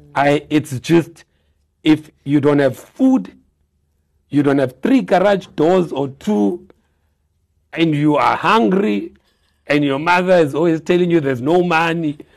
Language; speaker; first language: English; non-native, local second language; Xhosa